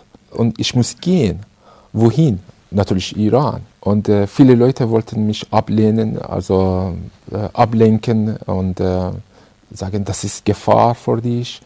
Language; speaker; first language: German; non-native, fluent; Persian